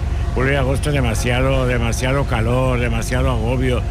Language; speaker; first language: Spanish; native; Spanish